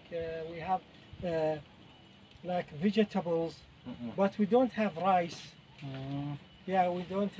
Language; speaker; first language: English; non-native, learner; Arabic